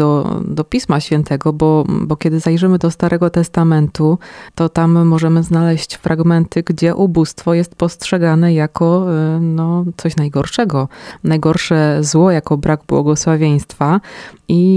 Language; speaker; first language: Polish; native; Polish